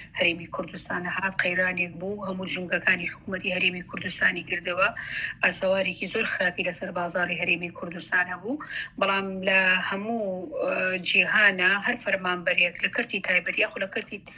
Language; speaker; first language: Central Kurdish; native; Central Kurdish